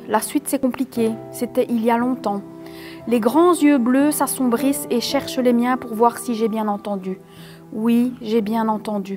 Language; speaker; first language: French; native; French